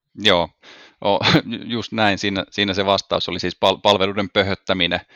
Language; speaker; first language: Finnish; native; Finnish